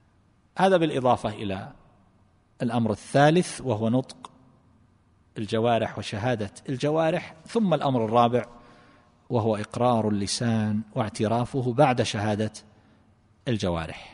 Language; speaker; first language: Arabic; native; Arabic